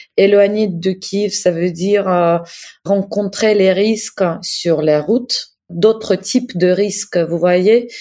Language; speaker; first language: French; non-native, fluent; Ukrainian